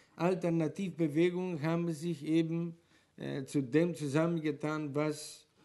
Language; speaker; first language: German; non-native, fluent; Greek